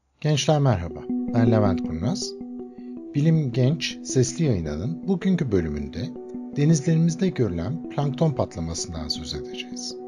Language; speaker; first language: Turkish; native; Turkish